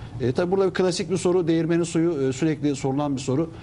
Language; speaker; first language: Turkish; native; Turkish